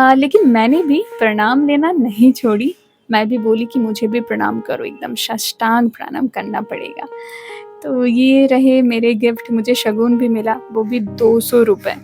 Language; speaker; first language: Hindi; non-native, local second language; Bangla